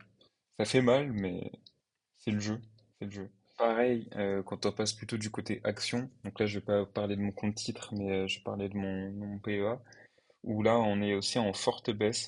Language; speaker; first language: French; native; French